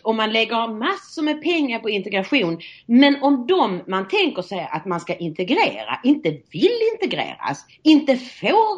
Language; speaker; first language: Swedish; native; Swedish